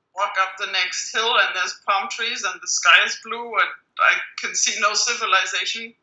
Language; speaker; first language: English; non-native, fluent; German